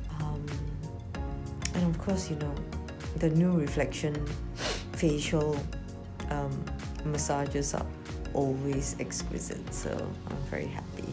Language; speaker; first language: English; native; English